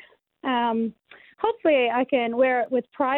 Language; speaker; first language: English; native; English